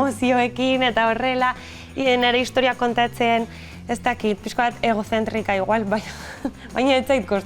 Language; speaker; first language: Basque; non-native, local second language; Spanish